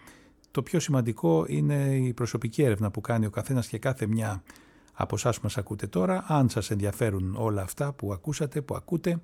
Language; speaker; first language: Greek; native; Greek